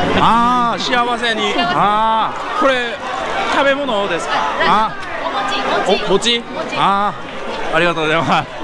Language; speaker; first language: Japanese; non-native, learner; Korean